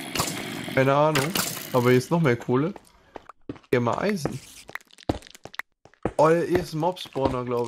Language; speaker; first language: German; native; German